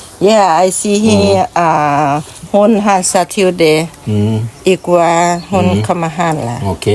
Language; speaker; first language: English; non-native, learner; Thai